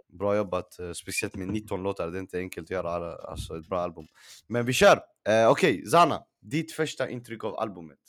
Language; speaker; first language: Swedish; early bilingual, other home language; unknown